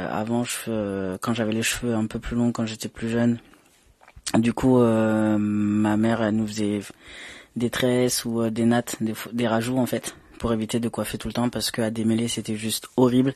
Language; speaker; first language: French; native; French